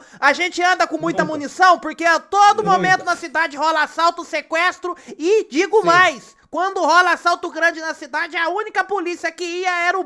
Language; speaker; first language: Portuguese; native; Portuguese